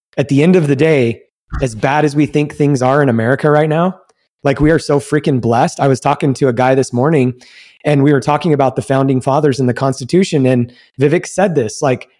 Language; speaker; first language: English; early bilingual, other home language; Spanish